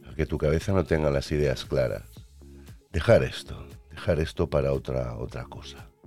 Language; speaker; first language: Spanish; native; Spanish